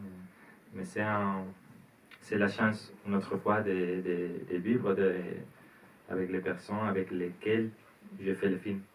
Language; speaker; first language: French; non-native, learner; Spanish